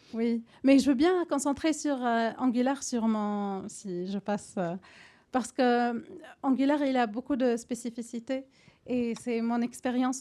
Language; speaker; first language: French; non-native, fluent; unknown